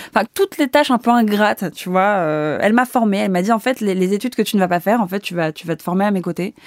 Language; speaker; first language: French; native; French